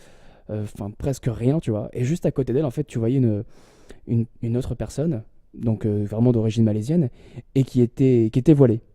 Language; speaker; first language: French; native; French